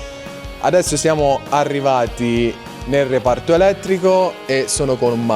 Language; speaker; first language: Italian; native; Italian